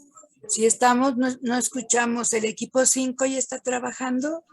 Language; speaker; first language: Spanish; native; Spanish